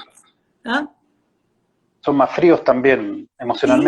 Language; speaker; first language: Spanish; native; Spanish